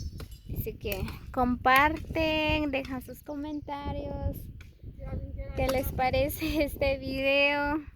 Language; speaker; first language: Spanish; native; Spanish